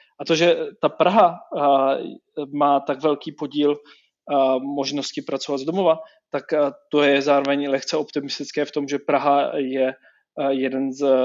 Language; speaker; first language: Czech; native; Czech